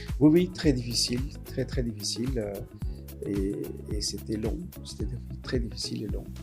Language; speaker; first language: French; non-native, fluent; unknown